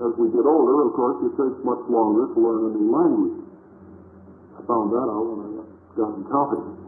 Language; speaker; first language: English; native; English